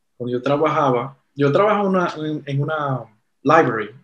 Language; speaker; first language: Spanish; early bilingual, heritage; Spanish